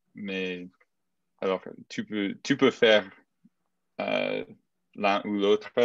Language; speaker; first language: French; non-native, learner; English